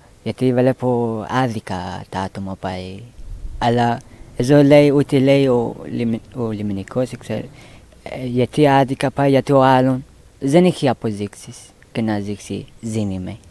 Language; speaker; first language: Greek; non-native, learner; Persian